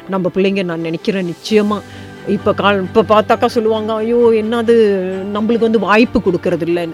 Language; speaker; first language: Tamil; early bilingual, heritage; Tamil